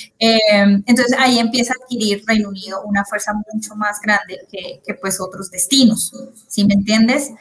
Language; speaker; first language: Spanish; native; Spanish